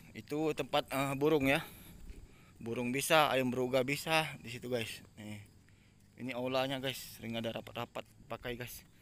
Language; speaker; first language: Indonesian; native; Indonesian